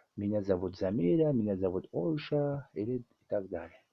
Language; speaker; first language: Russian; non-native, learner; Tajik